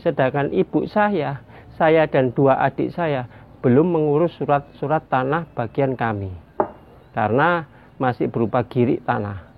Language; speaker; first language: Indonesian; native; Indonesian